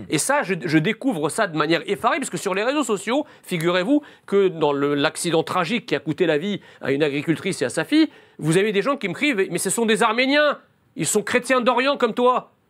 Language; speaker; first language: French; early bilingual, other home language; Arabic